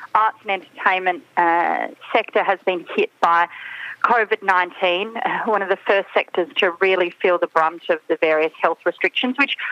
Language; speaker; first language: English; native; English